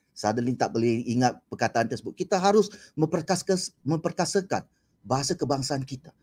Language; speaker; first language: Malay; non-native, local second language; Chinese